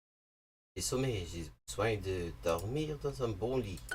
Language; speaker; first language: French; non-native, learner; English